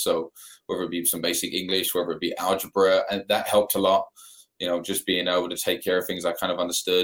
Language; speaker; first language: English; native; English